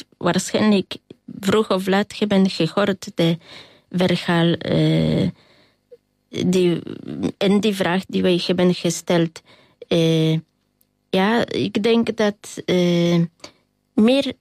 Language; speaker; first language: Dutch; non-native, learner; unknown